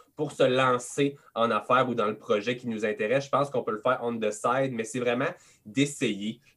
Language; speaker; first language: French; native; French